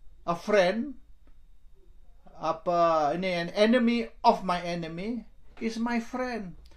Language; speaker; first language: English; non-native, local second language; Malay